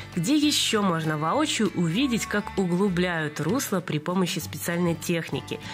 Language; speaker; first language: Russian; native; Russian